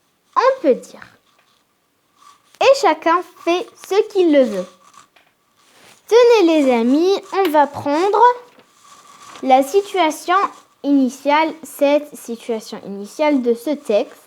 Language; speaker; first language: French; non-native, local second language; Arabic